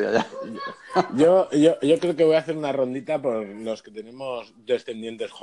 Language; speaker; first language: Spanish; native; Spanish